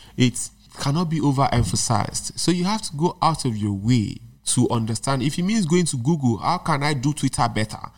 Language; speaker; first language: English; non-native, local second language; Yoruba